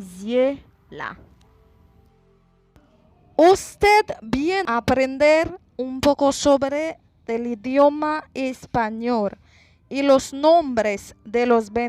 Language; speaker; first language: Spanish; non-native, fluent; Haitian Creole